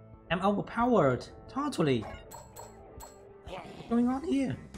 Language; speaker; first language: English; non-native, fluent; Vietnamese